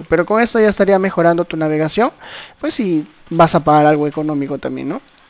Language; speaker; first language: Spanish; native; Spanish